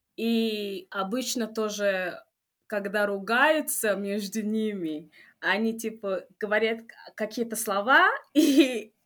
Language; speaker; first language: Russian; non-native, fluent; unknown